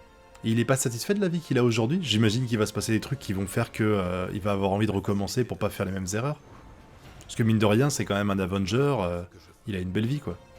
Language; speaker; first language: French; native; French